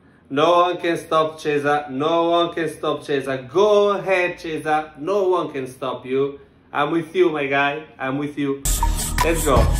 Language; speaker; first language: English; non-native, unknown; Italian